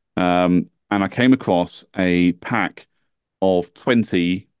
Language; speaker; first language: English; native; English